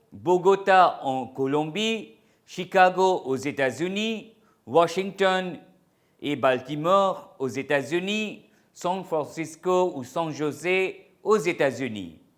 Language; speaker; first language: French; non-native, fluent; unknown